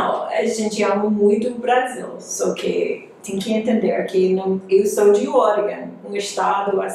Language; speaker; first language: Portuguese; non-native, fluent; English